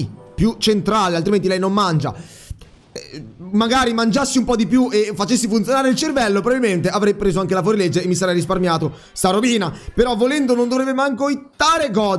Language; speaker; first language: Italian; native; Italian